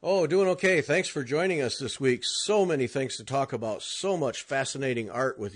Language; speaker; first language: English; native; English